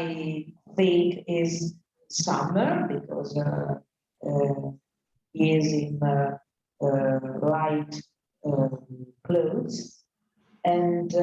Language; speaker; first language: English; non-native, learner; Italian